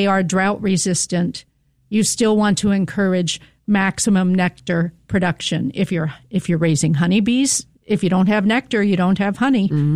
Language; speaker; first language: English; native; English